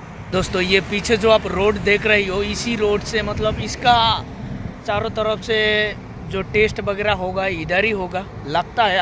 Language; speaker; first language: Hindi; non-native, local second language; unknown